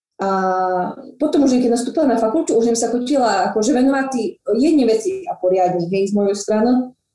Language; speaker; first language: Slovak; non-native, local second language; Rusyn